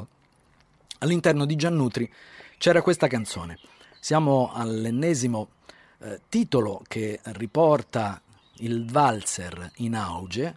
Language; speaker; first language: Italian; native; Italian